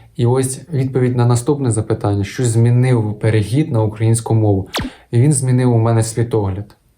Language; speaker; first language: Ukrainian; non-native, local second language; Russian